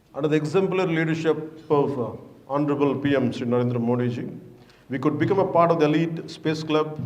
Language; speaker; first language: English; non-native, local second language; Telugu